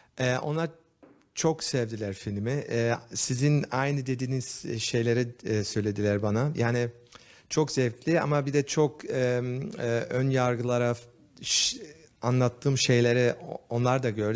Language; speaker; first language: Turkish; early bilingual, heritage; Turkish